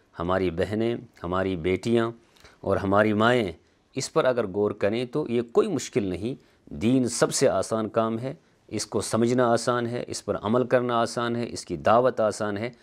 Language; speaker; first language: Urdu; native; Urdu